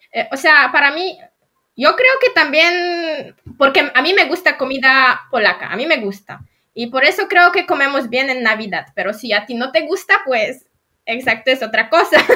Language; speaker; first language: Spanish; non-native, fluent; Polish